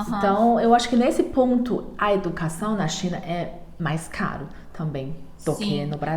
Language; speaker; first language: Portuguese; non-native, learner; Chinese